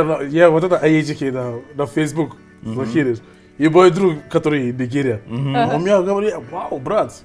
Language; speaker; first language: Russian; non-native, learner; English